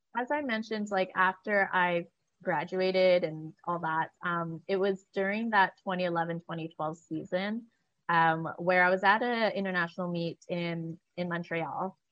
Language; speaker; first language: English; native; English